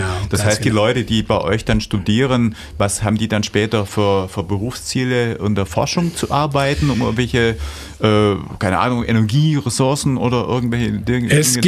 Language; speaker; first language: German; native; German